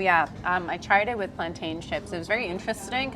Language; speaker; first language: English; native; English